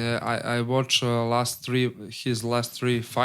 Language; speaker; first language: English; non-native, learner; Serbian